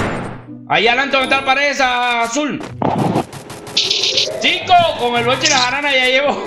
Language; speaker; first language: Spanish; native; Spanish